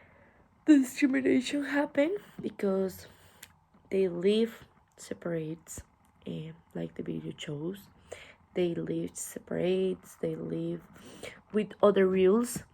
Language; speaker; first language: English; non-native, learner; Spanish